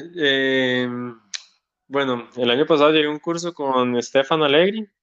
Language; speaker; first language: Spanish; native; Spanish